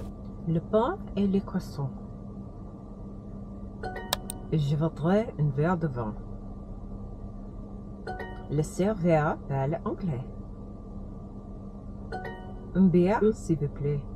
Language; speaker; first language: French; non-native, learner; English